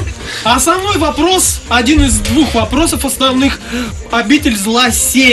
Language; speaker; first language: Russian; native; Russian